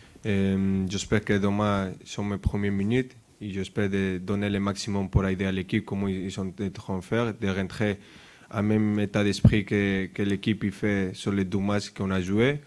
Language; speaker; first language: French; non-native, fluent; Spanish